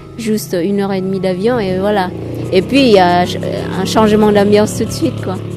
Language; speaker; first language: French; non-native, fluent; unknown